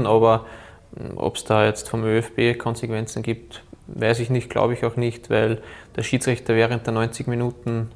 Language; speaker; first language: German; native; German